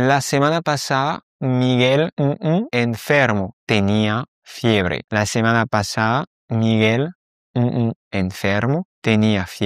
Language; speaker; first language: Spanish; non-native, fluent; French